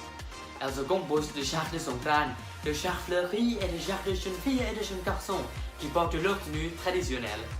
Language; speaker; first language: French; non-native, learner; Thai